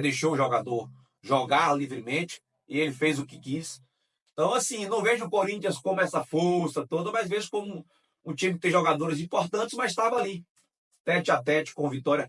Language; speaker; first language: Portuguese; native; Portuguese